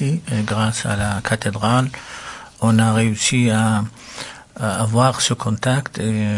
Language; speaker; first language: French; non-native, local second language; Arabic